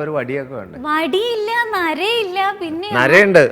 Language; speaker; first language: Malayalam; native; Malayalam